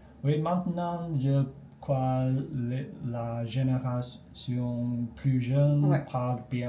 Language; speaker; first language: French; non-native, learner; Chinese